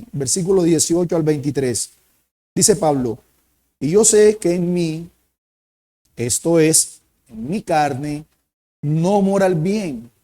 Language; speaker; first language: Spanish; native; Spanish